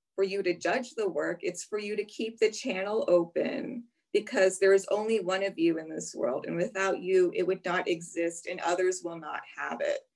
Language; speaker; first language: English; native; English